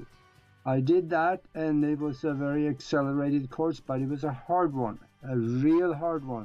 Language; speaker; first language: English; non-native, fluent; Norwegian